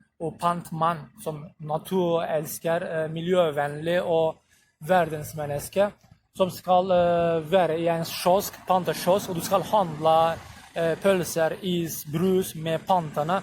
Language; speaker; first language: Swedish; non-native, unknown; Turkish